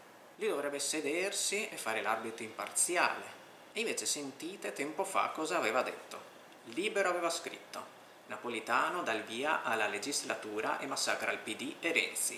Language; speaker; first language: Italian; native; Italian